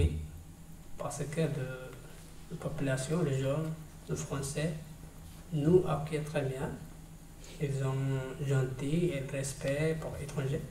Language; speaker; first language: French; non-native, learner; Tigrinya